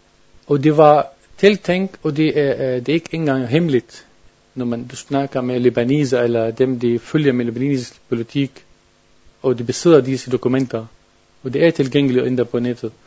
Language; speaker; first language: Danish; non-native, learner; Arabic